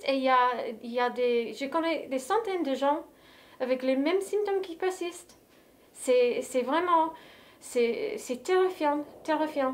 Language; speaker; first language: French; non-native, fluent; English